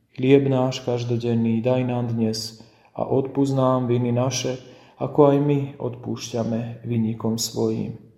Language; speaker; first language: Slovak; native; Slovak